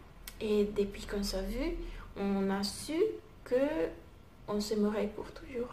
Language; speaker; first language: French; non-native, fluent; Spanish